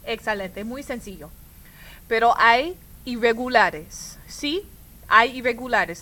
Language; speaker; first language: Spanish; non-native, fluent; English